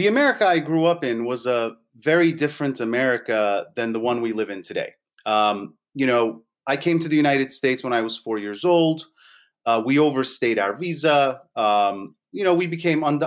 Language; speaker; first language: English; native; English